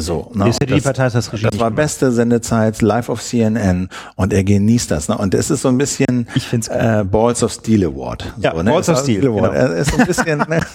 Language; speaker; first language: German; native; German